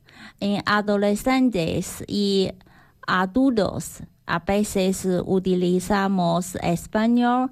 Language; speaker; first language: Spanish; non-native, learner; Chinese